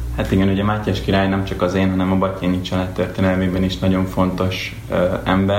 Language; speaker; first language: Hungarian; native; Hungarian